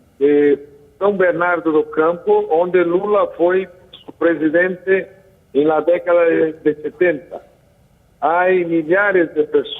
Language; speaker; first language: Spanish; non-native, learner; Portuguese